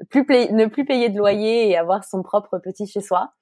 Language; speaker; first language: French; native; French